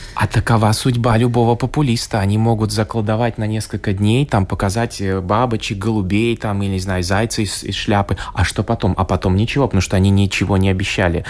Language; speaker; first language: Russian; native; Russian